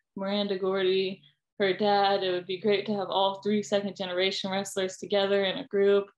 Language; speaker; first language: English; native; English